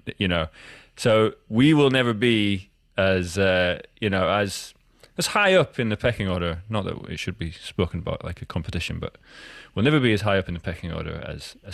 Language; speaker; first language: English; native; English